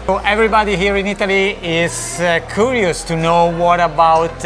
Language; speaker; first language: English; non-native, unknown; Italian